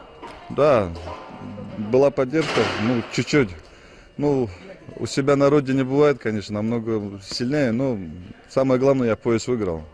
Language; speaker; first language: Russian; non-native, local second language; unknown